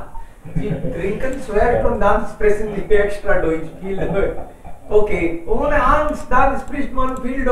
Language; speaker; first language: German; non-native, fluent; Hindi